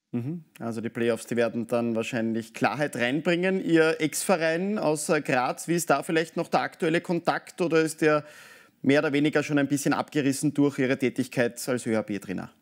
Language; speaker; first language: German; native; German